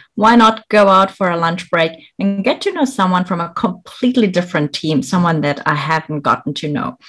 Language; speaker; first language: English; non-native, fluent; German